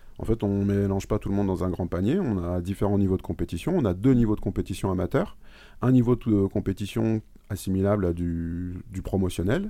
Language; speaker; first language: French; native; French